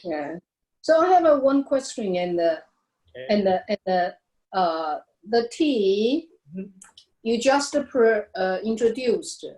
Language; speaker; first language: English; non-native, learner; Chinese